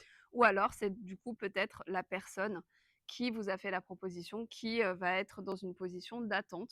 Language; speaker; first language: French; native; French